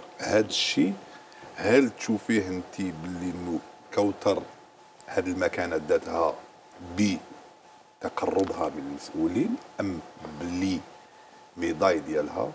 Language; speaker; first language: Arabic; native; Arabic